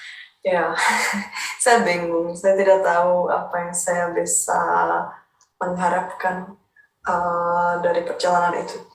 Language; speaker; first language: Indonesian; non-native, fluent; Czech